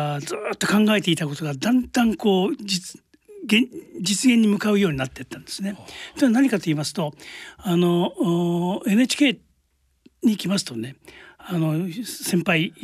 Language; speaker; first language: Japanese; native; Japanese